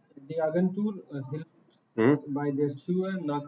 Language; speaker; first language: German; non-native, learner; Hindi